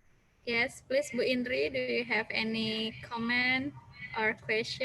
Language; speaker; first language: English; non-native, local second language; Indonesian